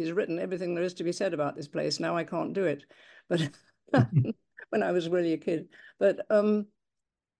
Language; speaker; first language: English; native; English